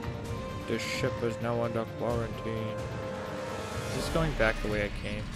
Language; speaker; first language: English; native; English